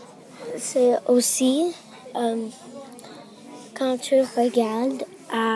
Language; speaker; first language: French; non-native, learner; English